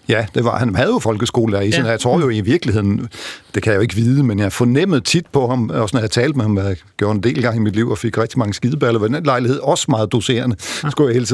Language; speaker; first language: Danish; native; Danish